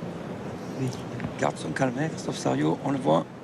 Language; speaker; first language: French; native; French